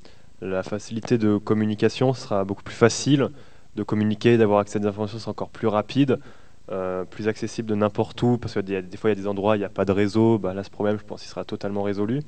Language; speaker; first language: French; native; French